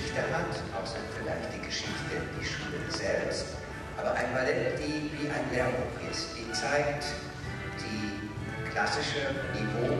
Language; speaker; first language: German; non-native, fluent; English